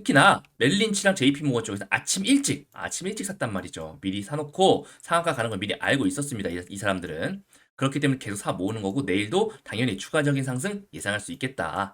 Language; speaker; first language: Korean; native; Korean